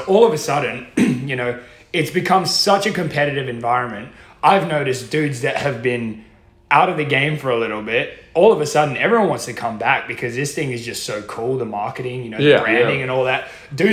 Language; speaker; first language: English; native; English